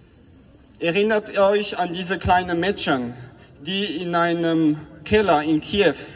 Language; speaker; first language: German; non-native, fluent; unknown